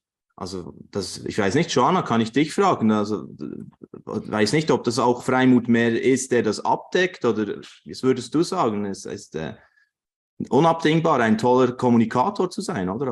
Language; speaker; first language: German; native; German